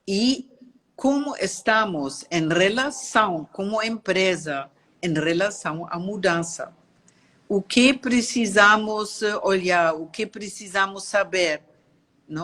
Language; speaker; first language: Portuguese; non-native, learner; German